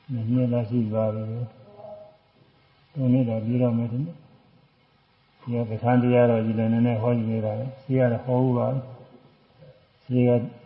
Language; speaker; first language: Burmese; native; Burmese